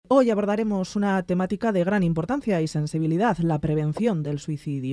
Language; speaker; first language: Spanish; native; Spanish